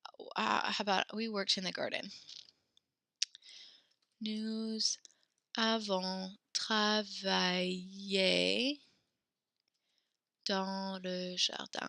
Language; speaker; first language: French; non-native, fluent; English